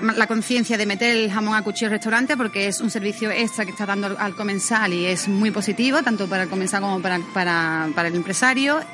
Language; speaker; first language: Spanish; native; Spanish